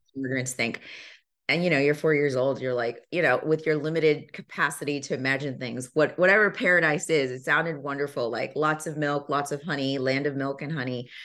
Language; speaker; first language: English; early bilingual, other home language; Lingala